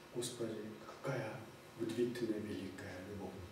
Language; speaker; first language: Russian; non-native, fluent; Korean